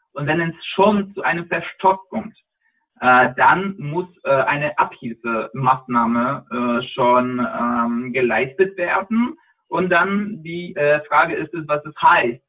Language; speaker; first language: German; non-native, fluent; Polish